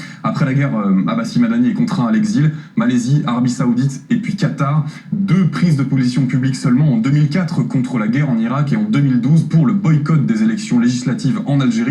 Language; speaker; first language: French; native; French